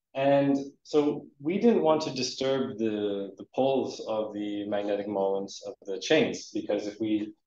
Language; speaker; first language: English; native; English